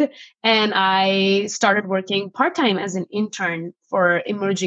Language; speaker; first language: English; non-native, local second language; Hindi